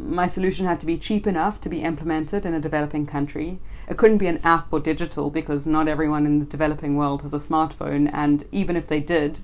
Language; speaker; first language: English; native; English